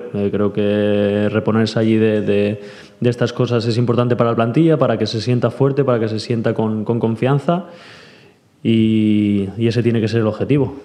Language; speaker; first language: Spanish; native; Spanish